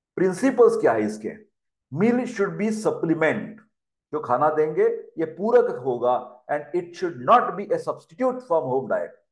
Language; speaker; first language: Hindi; non-native, local second language; Marathi